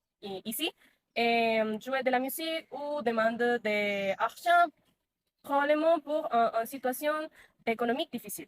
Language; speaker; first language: French; non-native, learner; Spanish